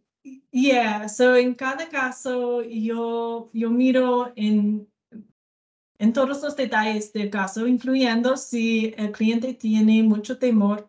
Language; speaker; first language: Spanish; non-native, learner; English